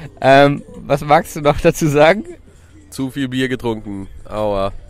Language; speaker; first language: German; native; German